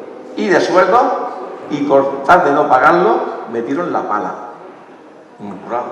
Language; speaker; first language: Spanish; native; Spanish